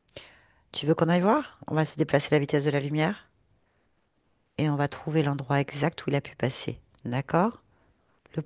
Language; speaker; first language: French; native; French